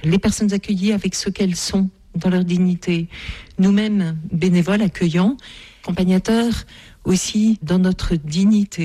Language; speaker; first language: French; native; French